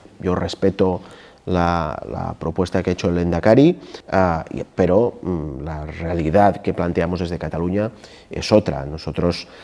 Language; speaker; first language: Spanish; non-native, local second language; Catalan